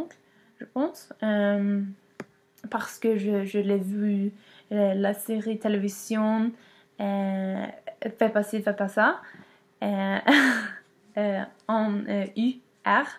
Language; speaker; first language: French; non-native, learner; Swedish